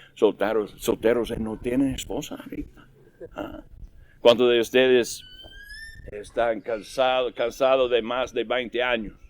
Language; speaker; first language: Spanish; non-native, learner; English